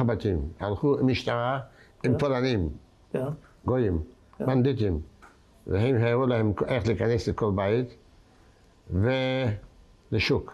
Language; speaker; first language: Hebrew; non-native, fluent; Yiddish